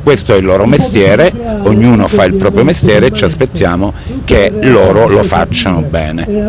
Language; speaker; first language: Italian; native; Italian